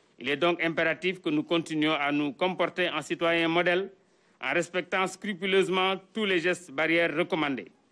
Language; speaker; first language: French; non-native, local second language; Wolof